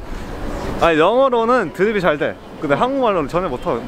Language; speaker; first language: Korean; early bilingual, heritage; English